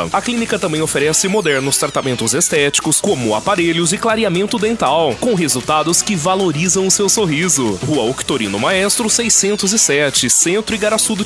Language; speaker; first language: Portuguese; native; Portuguese